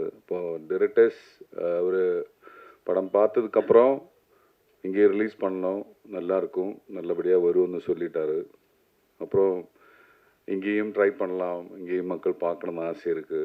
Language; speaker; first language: Tamil; non-native, learner; Malayalam